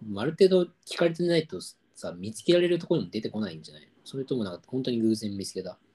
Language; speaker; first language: Japanese; native; Japanese